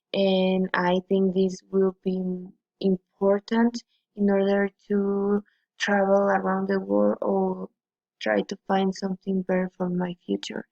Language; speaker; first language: English; non-native, learner; Spanish